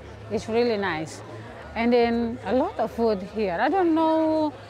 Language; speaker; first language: English; non-native, learner; Indonesian